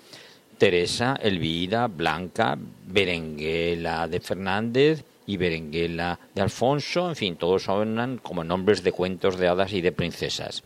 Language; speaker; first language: Spanish; native; Spanish